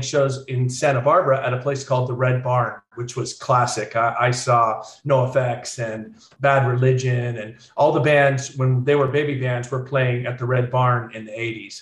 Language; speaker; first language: English; native; English